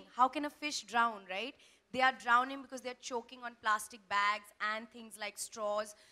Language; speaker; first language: English; non-native, local second language; Hindi